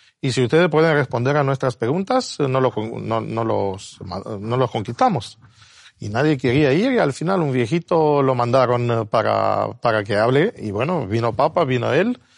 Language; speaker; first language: Spanish; non-native, fluent; Romanian